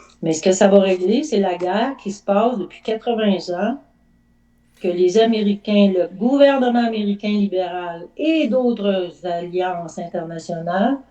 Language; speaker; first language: French; native; French